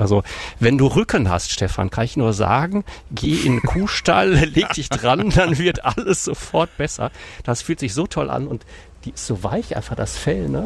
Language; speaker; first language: German; native; German